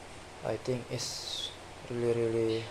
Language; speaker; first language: English; non-native, learner; Indonesian